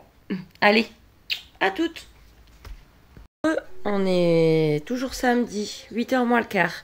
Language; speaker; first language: French; native; French